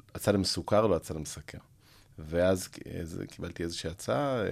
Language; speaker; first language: Hebrew; early bilingual, other home language; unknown